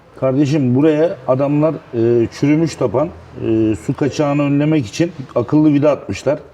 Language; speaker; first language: Turkish; native; Turkish